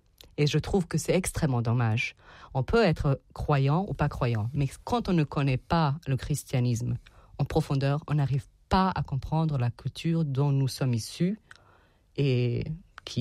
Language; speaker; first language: French; non-native, fluent; Serbian